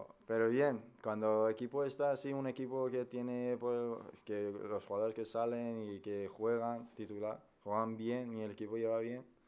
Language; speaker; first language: Spanish; non-native, fluent; Persian